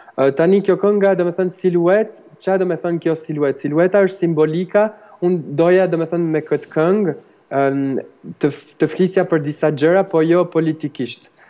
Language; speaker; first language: Albanian; early bilingual, heritage; Albanian